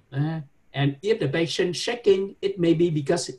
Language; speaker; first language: English; non-native, fluent; Vietnamese